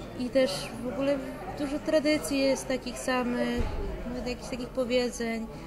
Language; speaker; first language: Polish; early bilingual, other home language; Ukrainian